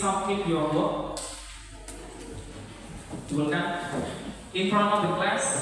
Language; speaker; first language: English; non-native, learner; Indonesian